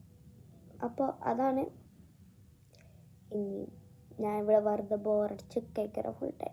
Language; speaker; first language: Malayalam; early bilingual, heritage; Malayalam